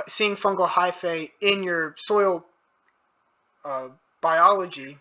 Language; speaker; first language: English; native; English